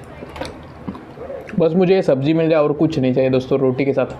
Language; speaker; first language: Hindi; non-native, local second language; Marathi